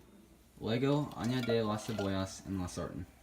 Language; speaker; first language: Spanish; non-native, learner; English